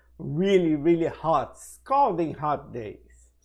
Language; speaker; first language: English; non-native, fluent; Portuguese